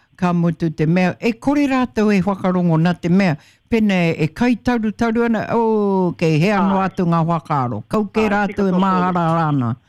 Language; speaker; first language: Māori; native; Māori